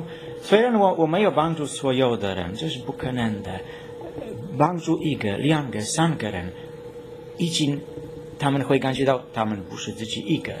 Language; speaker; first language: Chinese; non-native, learner; Polish